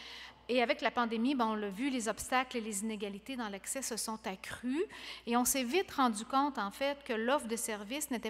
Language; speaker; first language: French; native; French